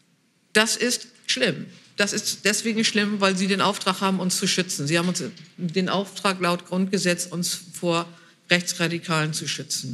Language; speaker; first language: German; native; German